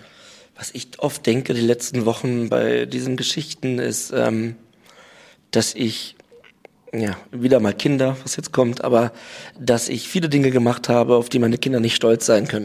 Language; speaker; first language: German; native; German